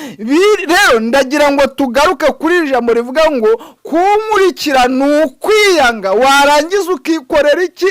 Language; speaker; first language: Kinyarwanda; native; Kinyarwanda